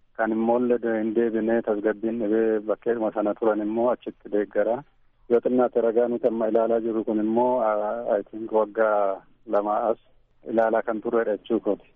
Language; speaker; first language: Oromo; native; Oromo